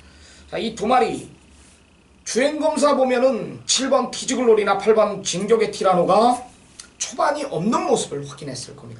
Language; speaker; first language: Korean; native; Korean